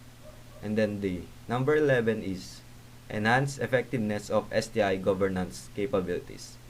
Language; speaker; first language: English; non-native, local second language; Filipino